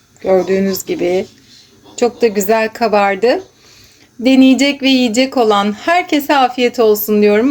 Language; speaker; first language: Turkish; native; Turkish